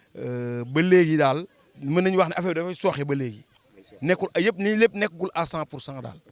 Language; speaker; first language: Wolof; native; Wolof